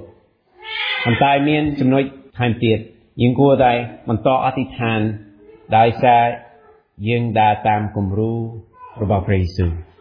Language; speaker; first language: Khmer; non-native, fluent; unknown